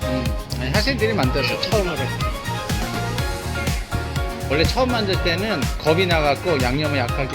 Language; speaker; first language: Korean; native; Korean